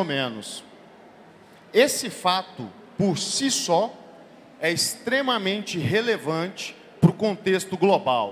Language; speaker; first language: Portuguese; native; Portuguese